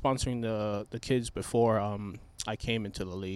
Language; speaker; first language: English; native; English